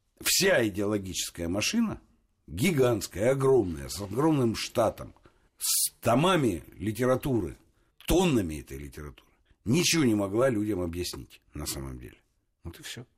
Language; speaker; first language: Russian; native; Russian